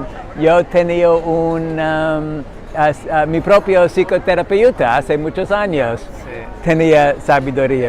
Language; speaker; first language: Spanish; non-native, learner; English